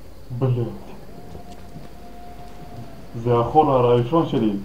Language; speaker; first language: Hebrew; non-native, fluent; Russian